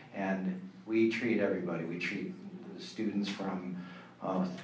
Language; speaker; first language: English; native; English